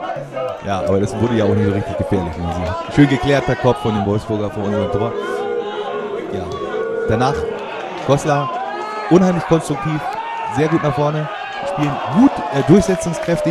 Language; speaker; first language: German; native; German